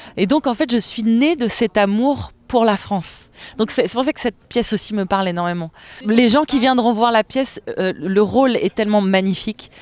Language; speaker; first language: French; native; French